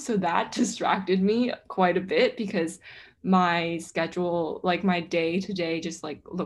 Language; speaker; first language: English; non-native, local second language; Cantonese